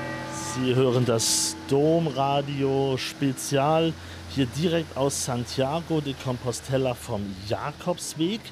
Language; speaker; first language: German; native; German